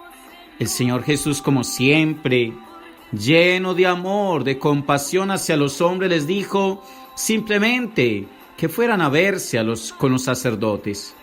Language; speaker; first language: Spanish; native; Spanish